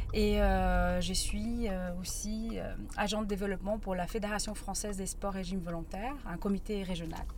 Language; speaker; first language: French; non-native, fluent; Portuguese